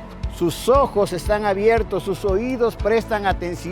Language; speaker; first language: Spanish; native; Spanish